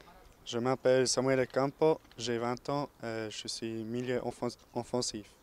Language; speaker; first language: French; non-native, local second language; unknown